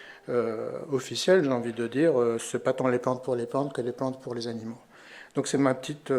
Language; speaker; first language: French; native; French